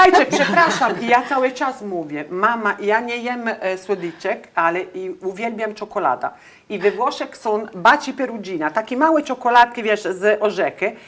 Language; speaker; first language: Polish; non-native, learner; Italian